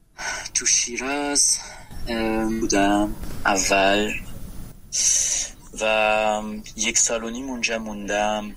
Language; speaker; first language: Persian; non-native, fluent; French